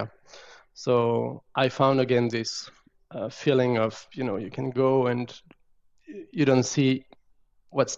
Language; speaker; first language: English; non-native, fluent; French